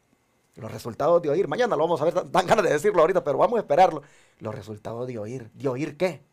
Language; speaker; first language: Spanish; native; Spanish